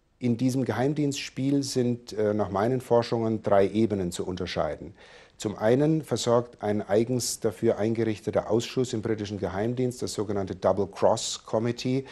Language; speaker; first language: German; native; German